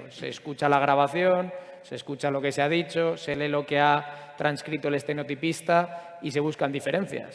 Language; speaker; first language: Spanish; native; Spanish